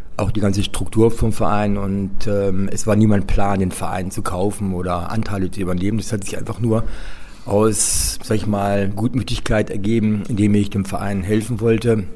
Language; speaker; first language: German; native; German